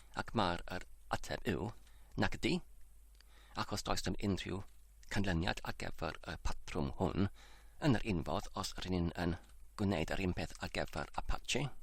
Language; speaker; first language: Welsh; non-native, learner; English